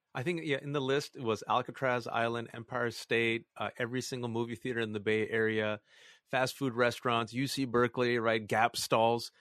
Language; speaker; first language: English; early bilingual, other home language; Urdu